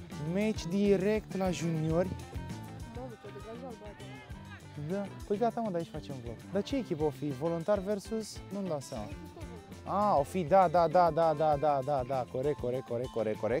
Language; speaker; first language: Romanian; native; Romanian